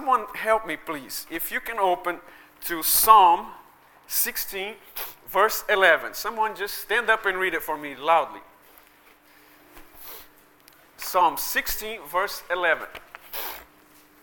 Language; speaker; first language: English; early bilingual, other home language; Portuguese